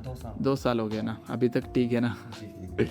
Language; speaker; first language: Hindi; non-native, local second language; Malayalam